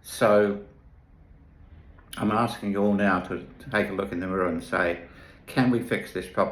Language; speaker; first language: English; native; English